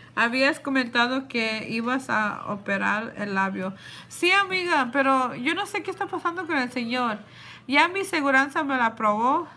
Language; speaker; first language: Spanish; early bilingual, heritage; Spanish